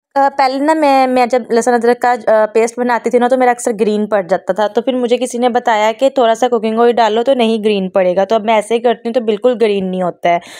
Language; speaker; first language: Urdu; non-native, local second language; Punjabi